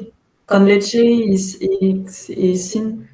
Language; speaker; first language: Spanish; non-native, learner; French